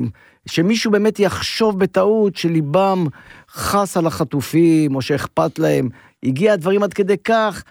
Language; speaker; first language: Hebrew; native; Hebrew